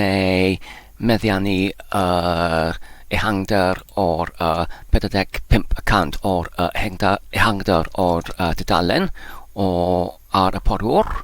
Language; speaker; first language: Welsh; non-native, learner; English